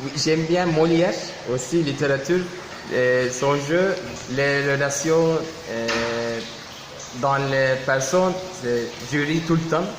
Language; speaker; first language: French; non-native, learner; Turkish